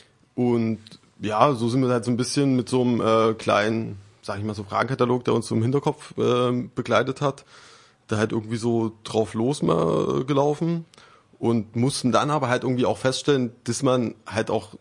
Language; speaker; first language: German; native; German